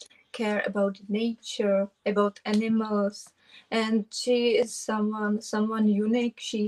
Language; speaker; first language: English; non-native, learner; Czech